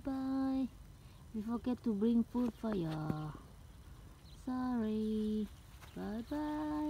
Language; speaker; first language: English; non-native, learner; Thai